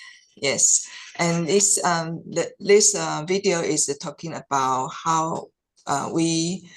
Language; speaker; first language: English; non-native, fluent; Chinese